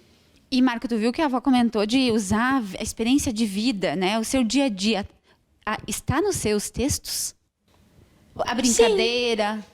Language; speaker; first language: Portuguese; native; Portuguese